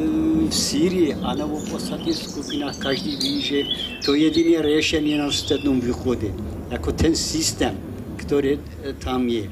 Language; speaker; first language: Czech; non-native, fluent; Kurdish